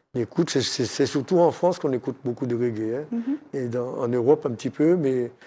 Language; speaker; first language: French; native; French